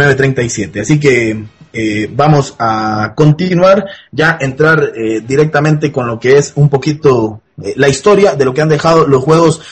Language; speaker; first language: Spanish; native; Spanish